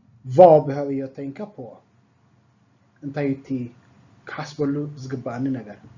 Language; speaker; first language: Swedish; non-native, fluent; Tigrinya